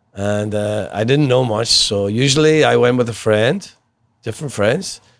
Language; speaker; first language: English; native; English